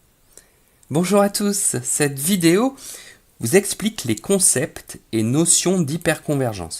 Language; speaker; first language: French; native; French